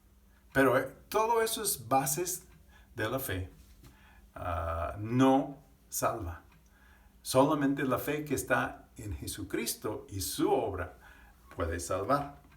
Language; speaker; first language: Spanish; non-native, fluent; English